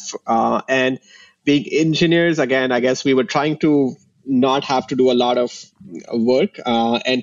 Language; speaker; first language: English; non-native, local second language; Hindi